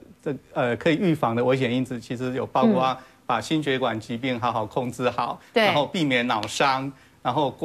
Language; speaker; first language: Chinese; native; Chinese